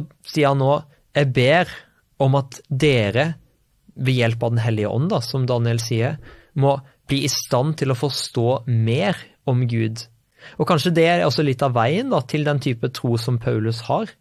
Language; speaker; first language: Norwegian; native; Norwegian